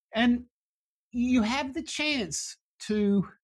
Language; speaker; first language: English; native; English